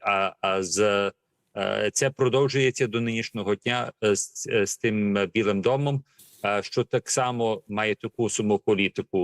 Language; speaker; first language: Ukrainian; early bilingual, heritage; Ukrainian